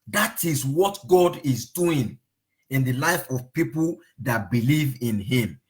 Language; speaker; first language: English; non-native, local second language; Yoruba